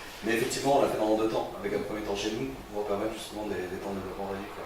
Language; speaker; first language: French; native; French